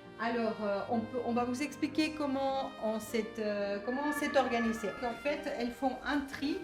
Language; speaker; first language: French; native; French